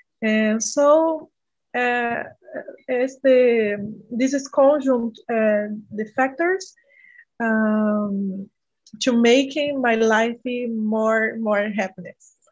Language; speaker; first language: English; non-native, learner; Portuguese